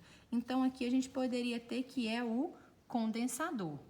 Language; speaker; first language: Portuguese; native; Portuguese